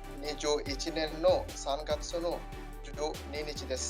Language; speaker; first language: Japanese; non-native, learner; Bangla